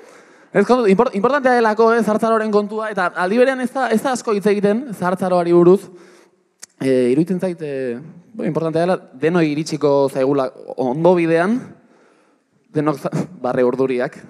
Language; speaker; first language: Basque; native; Basque